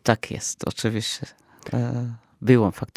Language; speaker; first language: Polish; non-native, fluent; Arabic